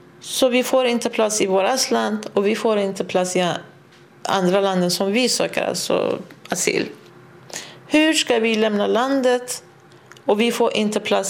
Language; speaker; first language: Swedish; non-native, fluent; Persian